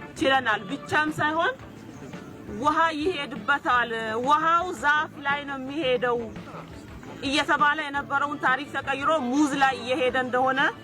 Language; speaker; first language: Amharic; non-native, local second language; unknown